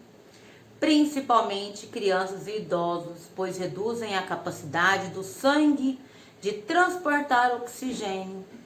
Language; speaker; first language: Portuguese; native; Portuguese